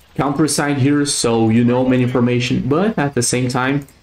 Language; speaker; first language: English; non-native, fluent; Portuguese